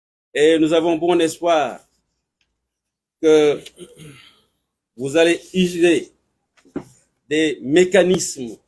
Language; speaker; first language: French; non-native, local second language; Wolof